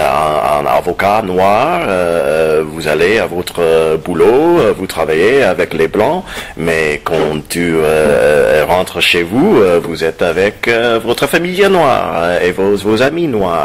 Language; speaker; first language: French; non-native, fluent; English